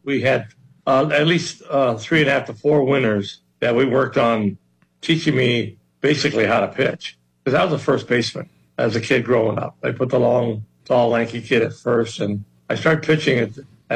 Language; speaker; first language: English; native; English